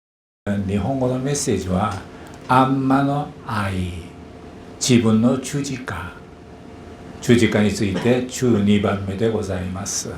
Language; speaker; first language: Japanese; non-native, fluent; Korean